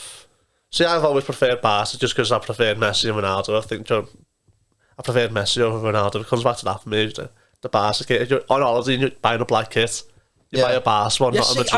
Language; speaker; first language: English; native; English